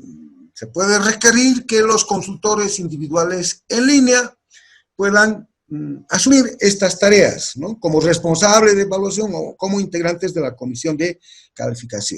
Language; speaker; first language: Spanish; native; Spanish